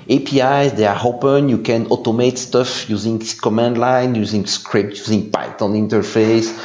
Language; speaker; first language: English; non-native, fluent; French